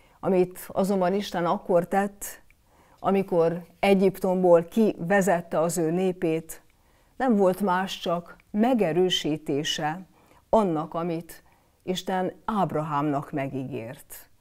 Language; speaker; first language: Hungarian; native; Hungarian